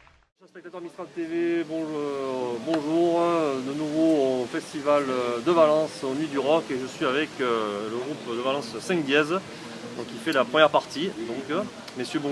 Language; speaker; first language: French; native; French